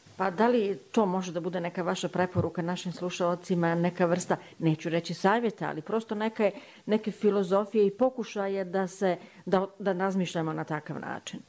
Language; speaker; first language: Serbian; native; Serbian